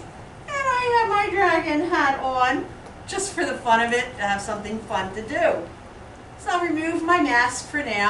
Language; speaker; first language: English; native; English